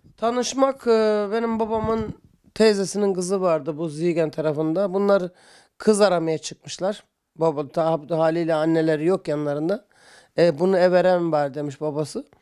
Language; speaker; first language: Turkish; native; Turkish